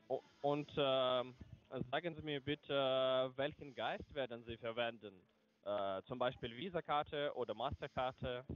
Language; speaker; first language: German; non-native, learner; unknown